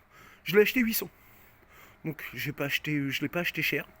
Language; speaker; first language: French; native; French